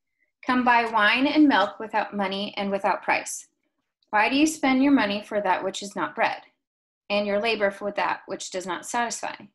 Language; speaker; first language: English; native; English